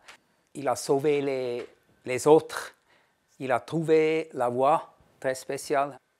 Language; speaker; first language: French; non-native, fluent; German